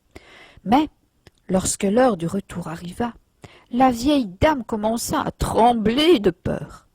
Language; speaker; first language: French; native; French